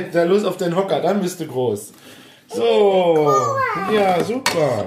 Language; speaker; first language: German; native; German